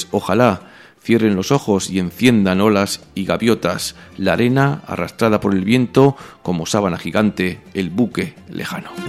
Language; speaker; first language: Spanish; native; Spanish